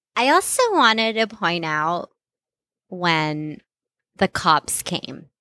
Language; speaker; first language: English; non-native, local second language; Filipino